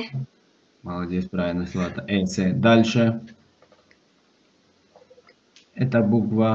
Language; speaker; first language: Russian; non-native, fluent; Spanish